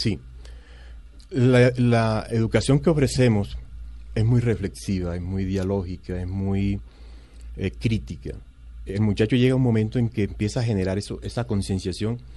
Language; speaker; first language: Spanish; native; Spanish